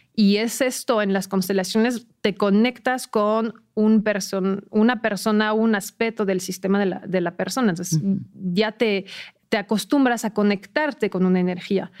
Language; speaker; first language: Spanish; non-native, fluent; French